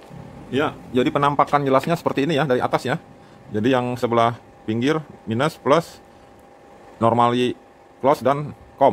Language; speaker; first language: Indonesian; native; Indonesian